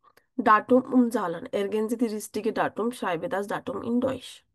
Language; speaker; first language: German; non-native, fluent; Marathi